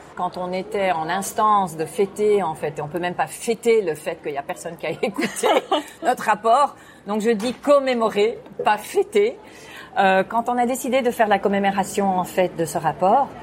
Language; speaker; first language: French; non-native, fluent; English